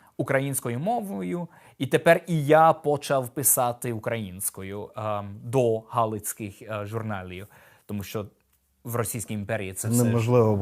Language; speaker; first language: Ukrainian; non-native, fluent; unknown